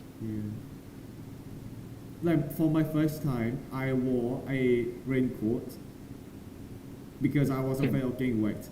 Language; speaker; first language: English; non-native, learner; Thai